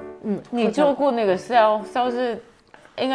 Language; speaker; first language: Chinese; non-native, fluent; Vietnamese